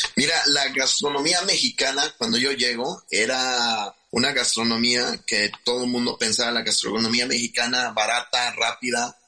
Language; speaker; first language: Spanish; native; Spanish